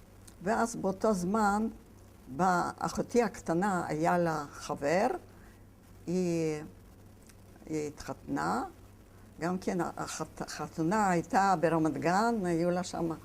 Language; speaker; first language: Hebrew; non-native, fluent; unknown